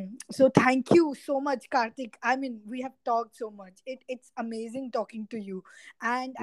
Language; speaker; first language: English; non-native, local second language; Hindi